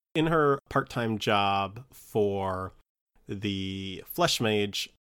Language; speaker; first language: English; early bilingual, other home language; Italian